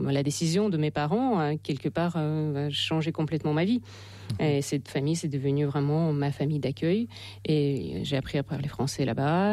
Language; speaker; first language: French; non-native, fluent; Russian